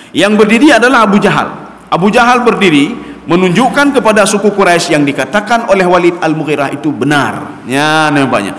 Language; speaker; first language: Malay; non-native, local second language; Achinese